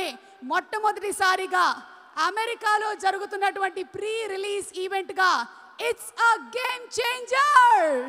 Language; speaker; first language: Telugu; native; Telugu